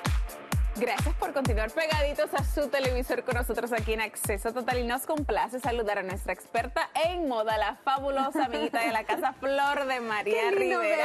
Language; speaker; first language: Spanish; native; Spanish